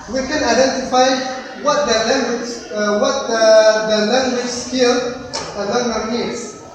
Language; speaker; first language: English; non-native, learner; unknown